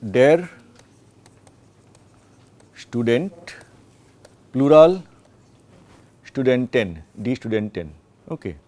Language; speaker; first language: German; non-native, fluent; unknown